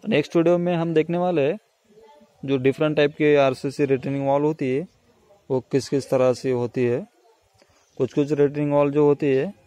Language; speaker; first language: Hindi; non-native, local second language; Marathi